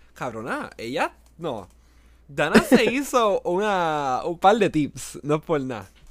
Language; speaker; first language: Spanish; early bilingual, heritage; Spanish